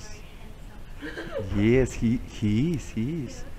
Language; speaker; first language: English; non-native, fluent; Russian